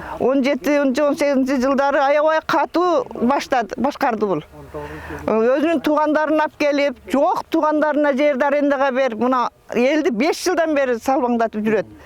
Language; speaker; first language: Kyrgyz; native; Kyrgyz